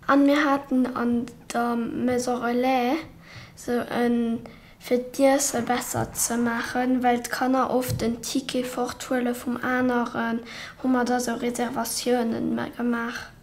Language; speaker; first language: German; non-native, local second language; Luxembourgish